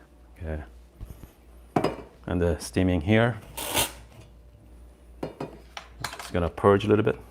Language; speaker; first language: English; non-native, fluent; Korean